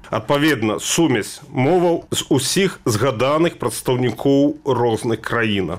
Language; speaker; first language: Belarusian; native; Belarusian